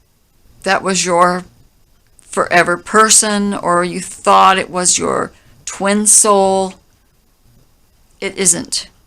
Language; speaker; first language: English; native; English